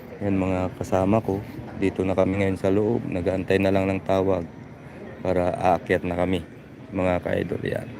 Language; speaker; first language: Filipino; non-native, local second language; Hiligaynon